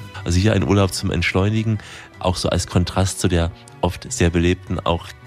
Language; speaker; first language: German; native; German